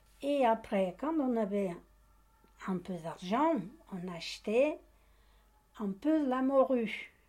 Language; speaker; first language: French; non-native, learner; Portuguese